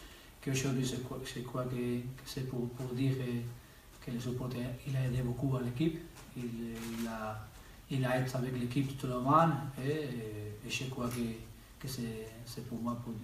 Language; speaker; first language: French; non-native, learner; Spanish